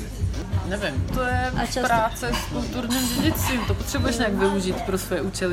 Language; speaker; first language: Czech; early bilingual, heritage; Czech